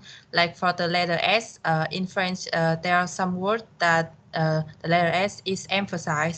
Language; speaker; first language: English; non-native, fluent; Vietnamese